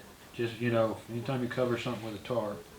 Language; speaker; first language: English; native; English